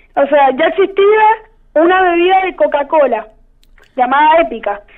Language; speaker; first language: Spanish; native; Spanish